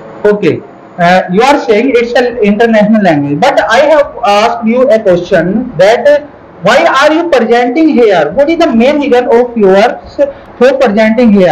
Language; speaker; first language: English; non-native, local second language; Hindi